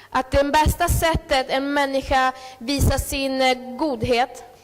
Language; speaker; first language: Swedish; early bilingual, other home language; Spanish